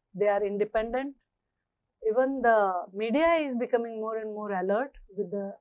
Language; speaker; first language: English; non-native, local second language; Gujarati